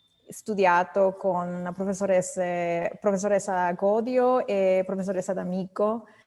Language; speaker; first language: Italian; non-native, learner; English